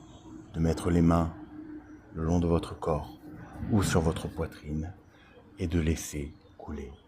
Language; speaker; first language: French; native; French